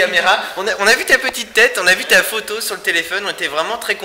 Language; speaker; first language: French; native; French